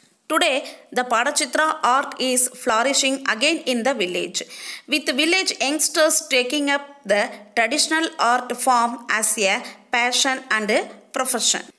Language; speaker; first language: English; non-native, local second language; Tamil